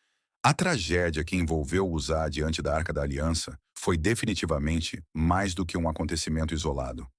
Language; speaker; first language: Portuguese; native; Portuguese